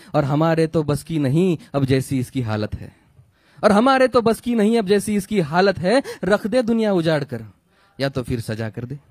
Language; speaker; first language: Hindi; non-native, local second language; Marathi